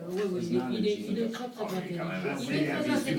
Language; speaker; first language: French; native; French